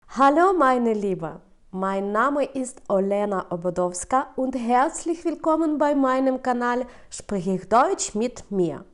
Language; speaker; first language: German; non-native, fluent; Ukrainian